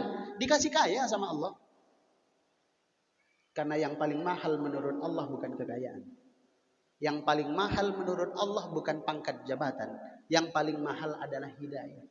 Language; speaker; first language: Indonesian; native; Indonesian